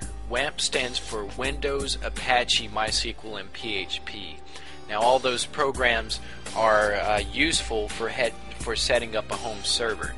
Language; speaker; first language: English; native; English